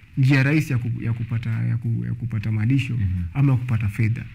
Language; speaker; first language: Swahili; native; Swahili